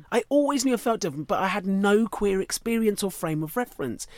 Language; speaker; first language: English; native; English